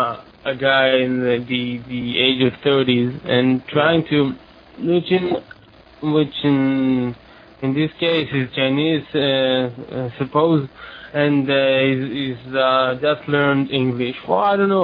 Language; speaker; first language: English; non-native, fluent; Hebrew